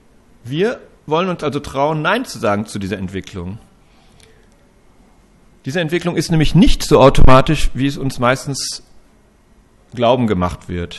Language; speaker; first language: German; native; German